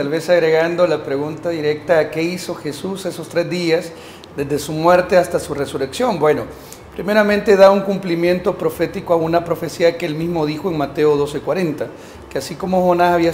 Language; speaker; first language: Spanish; native; Spanish